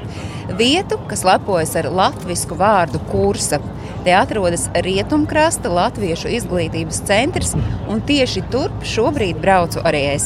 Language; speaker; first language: Latvian; native; Latvian